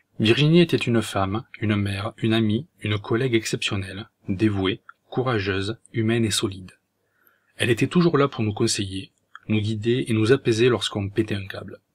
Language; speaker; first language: French; native; French